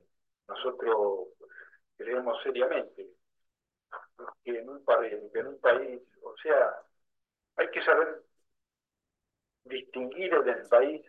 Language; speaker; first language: Spanish; native; Spanish